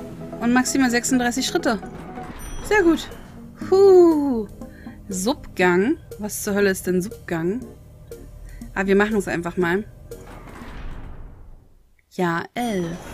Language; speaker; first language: German; native; German